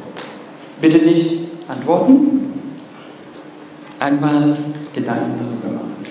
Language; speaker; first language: German; non-native, fluent; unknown